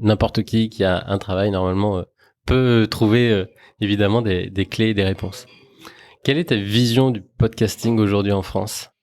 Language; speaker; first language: French; native; French